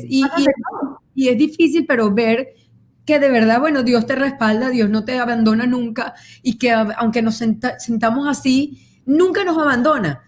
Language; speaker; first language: Spanish; native; Spanish